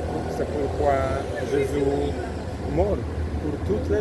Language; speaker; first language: French; non-native, learner; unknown